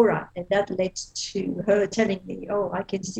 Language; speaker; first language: English; non-native, fluent; Dutch